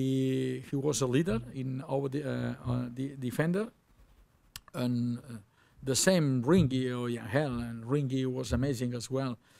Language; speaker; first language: English; non-native, learner; Catalan